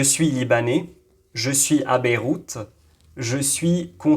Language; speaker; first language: French; non-native, local second language; Arabic